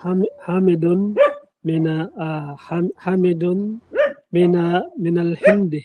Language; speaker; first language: Arabic; non-native, learner; Filipino